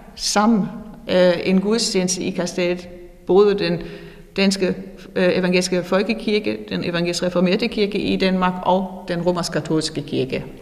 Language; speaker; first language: Danish; non-native, fluent; German